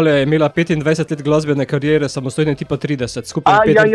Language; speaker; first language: Slovenian; native; Slovenian